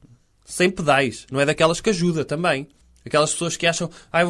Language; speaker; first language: Portuguese; native; Portuguese